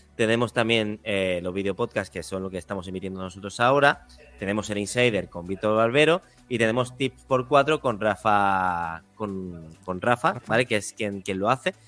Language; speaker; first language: Spanish; native; Spanish